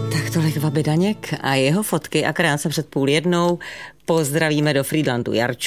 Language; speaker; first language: Czech; native; Czech